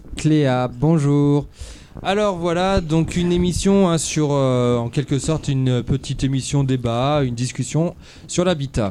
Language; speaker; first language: French; native; French